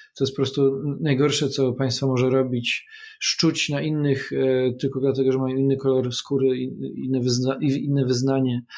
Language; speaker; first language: Polish; native; Polish